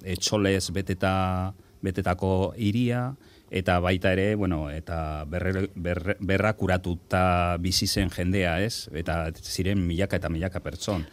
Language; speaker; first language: Basque; non-native, local second language; Spanish